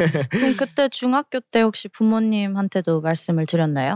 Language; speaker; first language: Korean; early bilingual, heritage; Korean